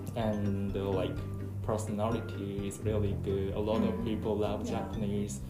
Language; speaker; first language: English; non-native, fluent; Japanese